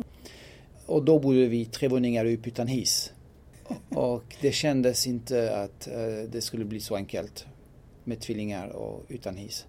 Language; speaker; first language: Swedish; non-native, fluent; French